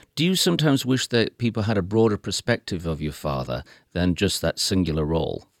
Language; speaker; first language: English; native; English